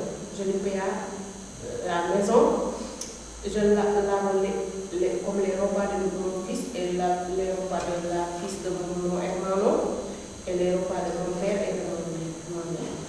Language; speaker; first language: French; non-native, learner; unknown